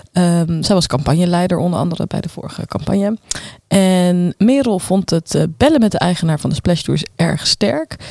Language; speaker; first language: Dutch; native; Dutch